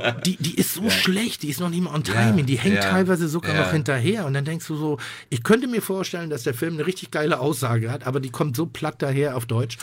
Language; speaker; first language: German; native; German